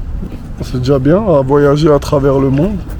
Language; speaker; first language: French; native; French